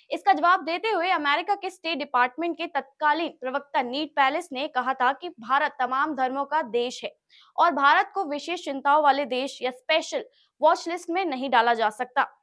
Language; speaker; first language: Hindi; native; Hindi